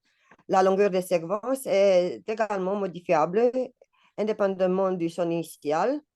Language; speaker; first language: French; non-native, fluent; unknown